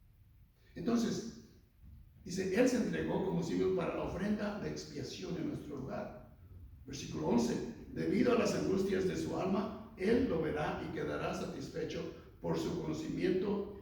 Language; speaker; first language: Spanish; native; Spanish